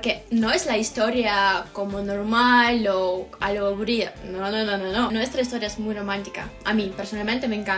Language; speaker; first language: Spanish; non-native, fluent; Ukrainian